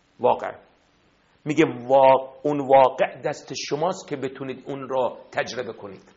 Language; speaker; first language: Persian; non-native, fluent; Arabic